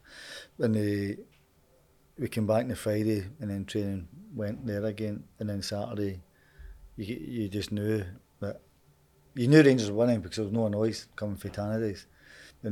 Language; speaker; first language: English; native; English